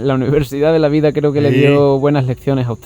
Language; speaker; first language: Spanish; native; Spanish